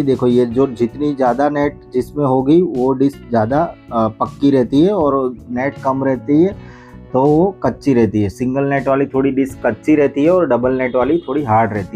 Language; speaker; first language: Hindi; native; Hindi